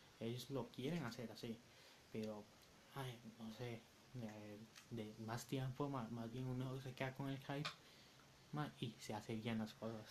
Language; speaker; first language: Spanish; native; Spanish